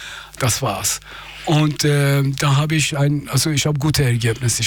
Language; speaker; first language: German; non-native, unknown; Persian